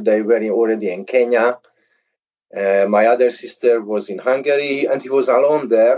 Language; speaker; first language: English; early bilingual, other home language; Hungarian